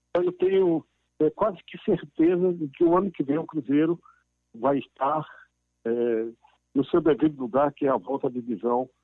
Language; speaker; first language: Portuguese; native; Portuguese